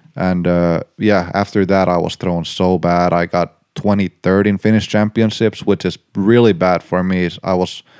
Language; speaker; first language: English; non-native, fluent; Finnish